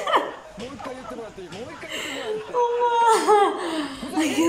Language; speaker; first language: Japanese; native; Japanese